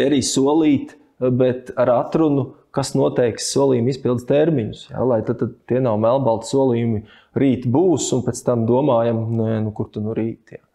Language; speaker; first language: Latvian; native; Latvian